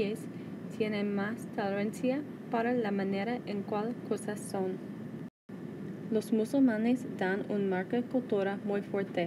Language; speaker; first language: Spanish; non-native, learner; English